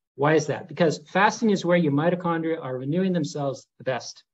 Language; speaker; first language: English; native; English